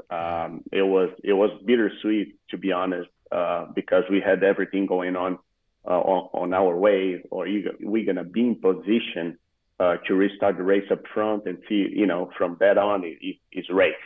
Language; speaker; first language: English; non-native, fluent; Portuguese